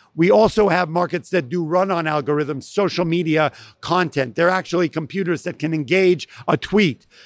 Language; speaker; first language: English; native; English